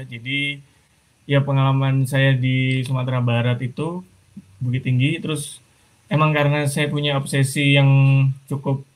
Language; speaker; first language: Indonesian; native; Indonesian